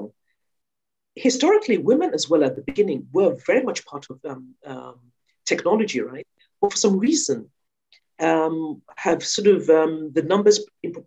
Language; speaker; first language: English; non-native, local second language; Yoruba